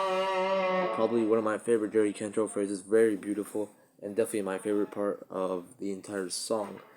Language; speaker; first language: English; native; English